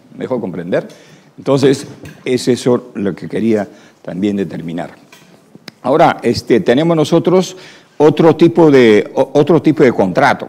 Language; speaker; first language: Spanish; native; Spanish